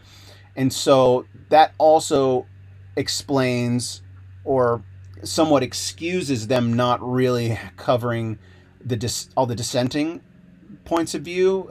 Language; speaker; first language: English; native; English